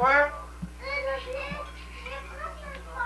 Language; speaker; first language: French; native; French